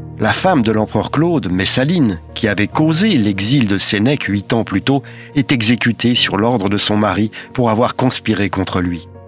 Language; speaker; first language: French; native; French